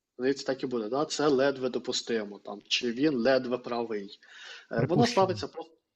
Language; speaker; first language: Ukrainian; non-native, local second language; Russian